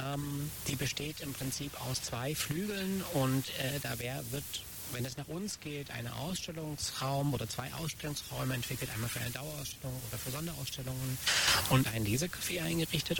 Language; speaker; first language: German; native; German